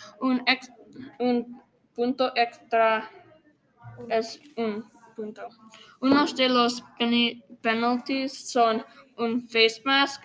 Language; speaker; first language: Spanish; non-native, learner; English